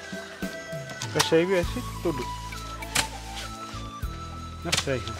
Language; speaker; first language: Portuguese; non-native, learner; Vietnamese